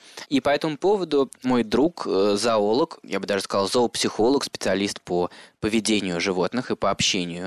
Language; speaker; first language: Russian; native; Russian